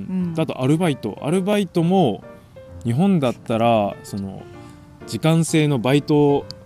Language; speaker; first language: Japanese; native; Japanese